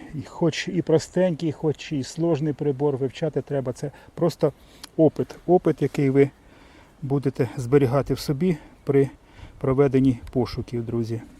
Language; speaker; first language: Ukrainian; native; Ukrainian